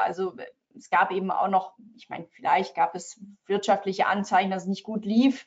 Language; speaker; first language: German; native; German